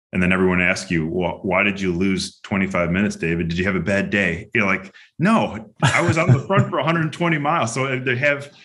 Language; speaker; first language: English; native; English